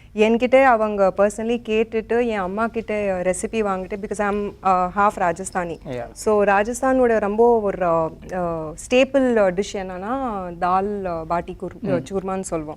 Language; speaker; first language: Tamil; non-native, local second language; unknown